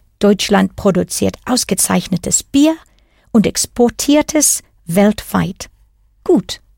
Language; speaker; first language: German; non-native, fluent; English